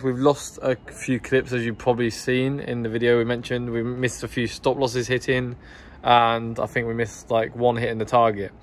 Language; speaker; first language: English; native; English